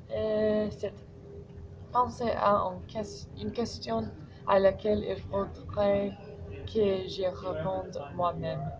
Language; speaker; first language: French; non-native, learner; English